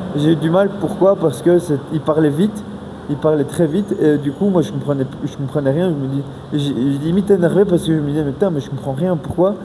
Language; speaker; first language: French; native; French